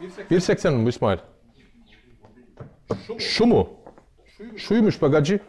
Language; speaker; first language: Russian; non-native, learner; Turkish